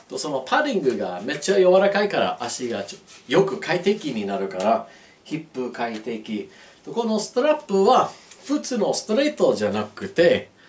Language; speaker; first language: Japanese; non-native, learner; English